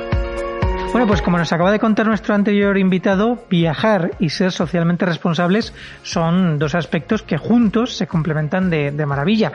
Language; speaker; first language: Spanish; native; Spanish